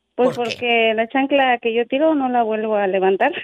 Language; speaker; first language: Spanish; native; Spanish